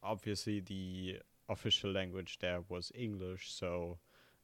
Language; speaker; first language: English; non-native, fluent; German